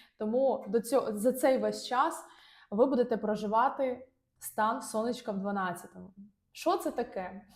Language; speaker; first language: Ukrainian; non-native, local second language; Russian